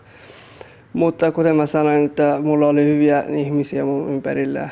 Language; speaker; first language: Finnish; non-native, fluent; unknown